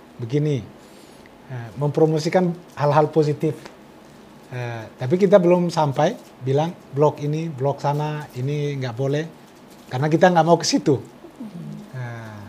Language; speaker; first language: Indonesian; non-native, local second language; Tetum